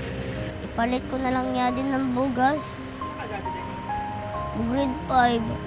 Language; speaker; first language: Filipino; non-native, local second language; Cebuano